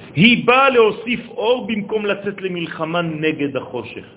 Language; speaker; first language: Hebrew; native; Hebrew